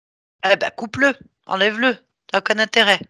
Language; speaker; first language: French; native; French